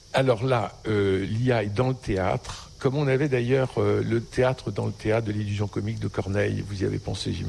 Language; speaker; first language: French; native; French